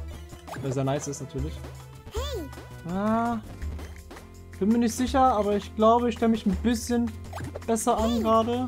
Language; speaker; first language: German; native; German